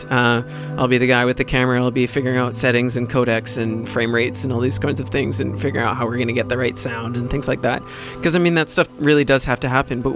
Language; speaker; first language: English; native; English